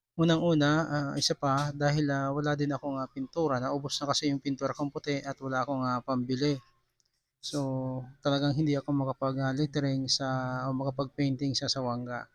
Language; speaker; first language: Filipino; non-native, local second language; Bikol